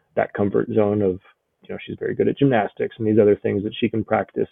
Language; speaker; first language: English; native; English